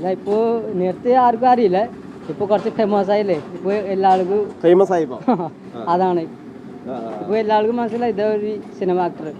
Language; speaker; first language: Malayalam; non-native, local second language; Odia